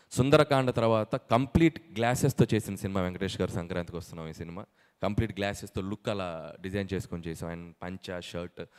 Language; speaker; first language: Telugu; native; Telugu